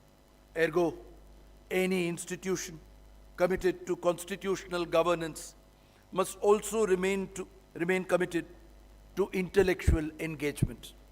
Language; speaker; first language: English; non-native, local second language; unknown